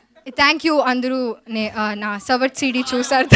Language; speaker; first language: Telugu; non-native, learner; Kannada